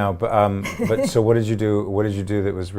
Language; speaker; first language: English; native; English